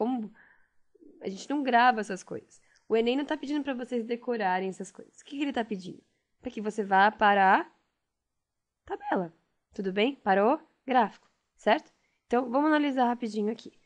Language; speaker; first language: Portuguese; native; Portuguese